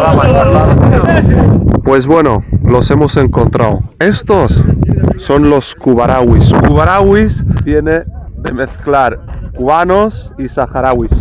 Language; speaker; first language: Spanish; native; Spanish